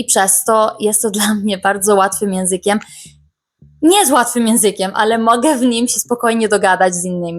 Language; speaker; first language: Polish; early bilingual, heritage; Italian